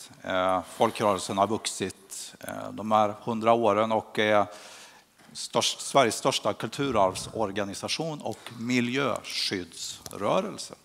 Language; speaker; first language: Swedish; native; Swedish